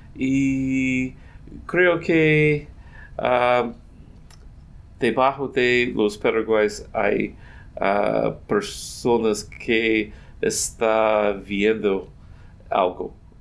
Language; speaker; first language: Spanish; non-native, learner; English